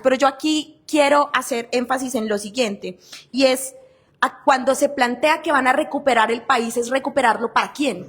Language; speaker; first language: Spanish; native; Spanish